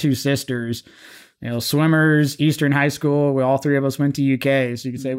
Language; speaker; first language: English; native; English